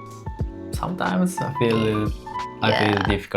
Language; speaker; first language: English; non-native, learner; Japanese